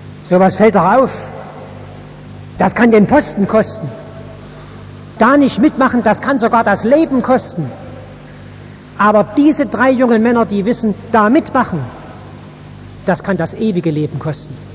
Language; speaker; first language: German; native; German